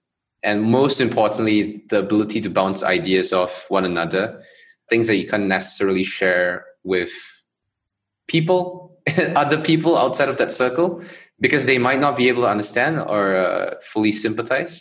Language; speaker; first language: English; non-native, local second language; Chinese